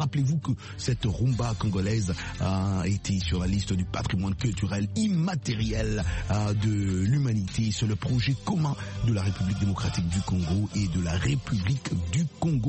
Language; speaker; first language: French; non-native, local second language; Lingala